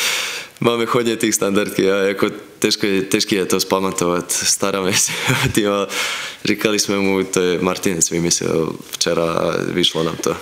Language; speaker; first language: Czech; non-native, fluent; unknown